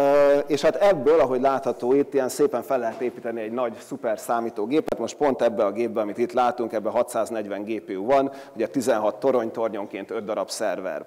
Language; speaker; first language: Hungarian; native; Hungarian